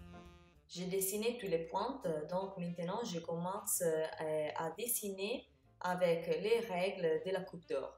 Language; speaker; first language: French; non-native, fluent; Italian